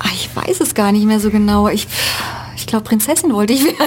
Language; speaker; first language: German; native; German